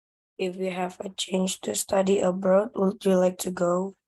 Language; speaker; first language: English; non-native, learner; Indonesian